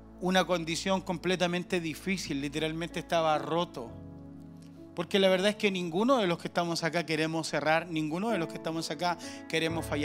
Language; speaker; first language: Spanish; native; Spanish